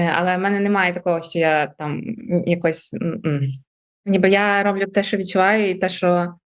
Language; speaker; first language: Ukrainian; native; Ukrainian